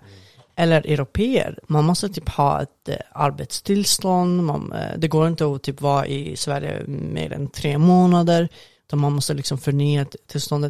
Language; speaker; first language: Swedish; non-native, fluent; Arabic